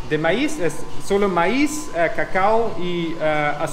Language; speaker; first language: Spanish; non-native, learner; German